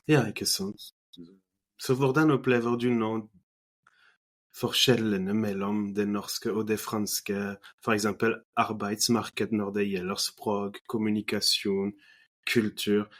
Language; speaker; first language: Norwegian; non-native, fluent; French